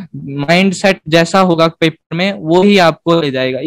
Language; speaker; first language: Hindi; native; Hindi